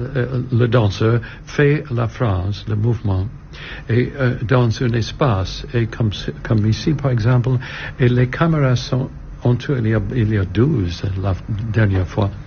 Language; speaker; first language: French; non-native, learner; English